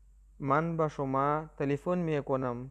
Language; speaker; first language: Persian; non-native, local second language; Pashto